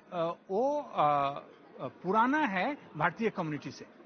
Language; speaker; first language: Hindi; native; Hindi